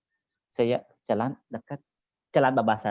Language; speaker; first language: Indonesian; non-native, learner; Khmer